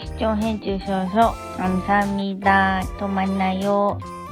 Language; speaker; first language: Korean; non-native, learner; Japanese